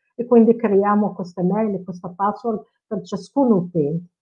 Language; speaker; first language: Italian; non-native, fluent; Arabic